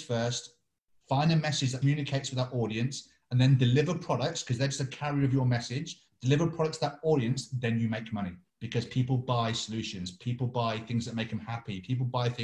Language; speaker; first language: English; native; English